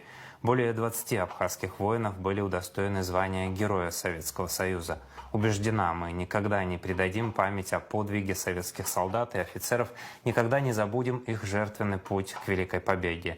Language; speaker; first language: Russian; native; Russian